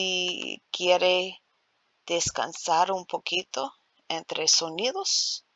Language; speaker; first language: Spanish; non-native, learner; English